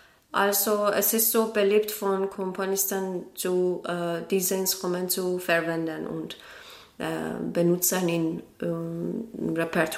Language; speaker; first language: German; non-native, learner; Persian